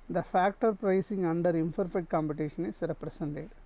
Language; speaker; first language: English; non-native, local second language; Tamil